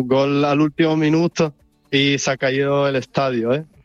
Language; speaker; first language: Spanish; non-native, fluent; Italian